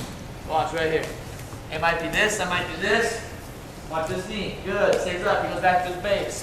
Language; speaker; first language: English; native; English